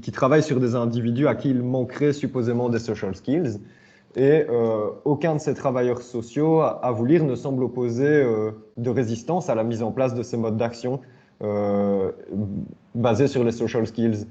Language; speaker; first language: French; native; French